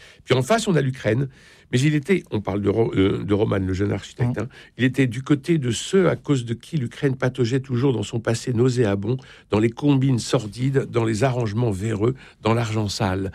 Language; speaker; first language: French; native; French